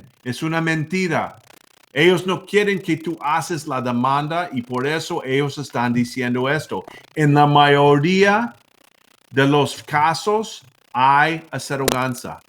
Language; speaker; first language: Spanish; non-native, fluent; English